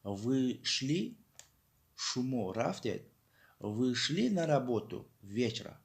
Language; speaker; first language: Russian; non-native, fluent; Tajik